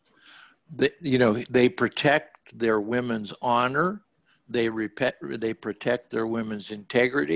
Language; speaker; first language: English; native; English